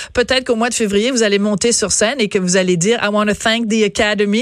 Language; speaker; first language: French; native; French